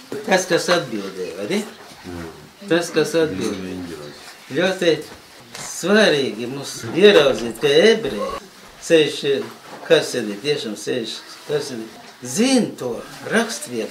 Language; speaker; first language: Latvian; non-native, local second language; Russian